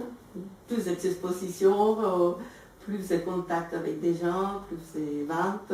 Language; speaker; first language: French; non-native, fluent; Spanish